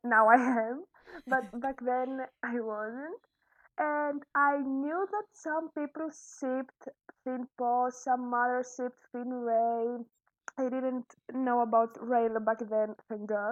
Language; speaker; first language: English; non-native, fluent; Greek